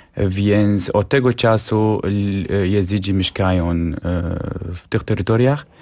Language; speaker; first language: Polish; non-native, fluent; Kurdish